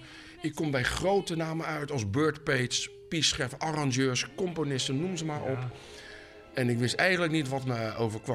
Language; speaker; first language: Dutch; native; Dutch